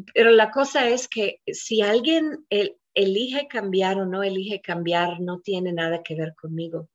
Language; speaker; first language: Spanish; non-native, fluent; Hebrew